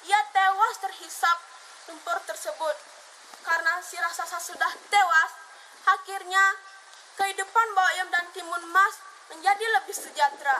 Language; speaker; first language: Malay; non-native, local second language; Balinese